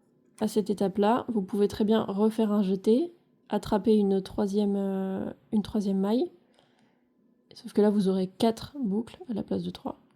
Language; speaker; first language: French; native; French